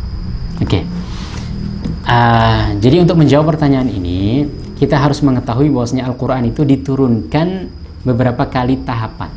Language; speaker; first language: Indonesian; native; Indonesian